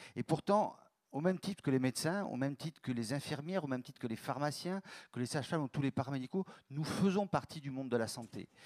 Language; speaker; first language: French; native; French